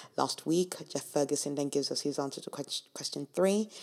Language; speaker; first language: English; non-native, local second language; Yoruba